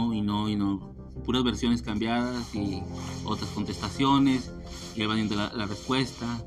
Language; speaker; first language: Spanish; native; Spanish